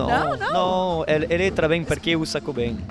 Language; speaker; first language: Portuguese; non-native, learner; Italian